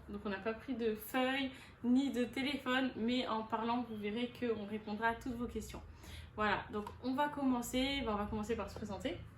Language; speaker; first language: French; native; French